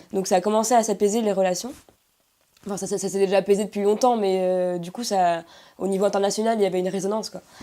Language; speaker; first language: French; native; French